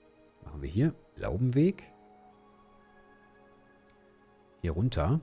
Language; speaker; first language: German; native; German